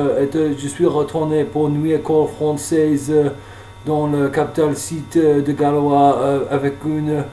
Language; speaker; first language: French; non-native, learner; English